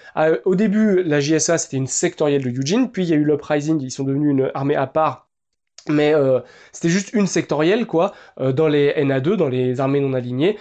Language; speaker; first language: French; native; French